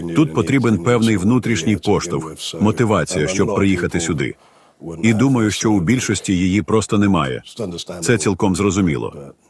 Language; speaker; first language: Ukrainian; non-native, fluent; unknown